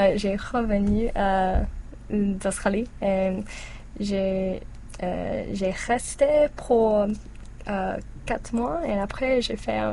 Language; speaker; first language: French; non-native, learner; English